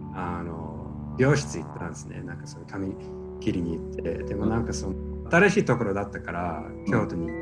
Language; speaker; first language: Japanese; non-native, fluent; English